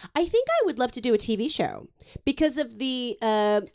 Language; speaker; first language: English; native; English